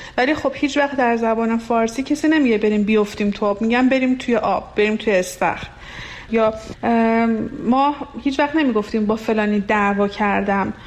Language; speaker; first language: Persian; non-native, local second language; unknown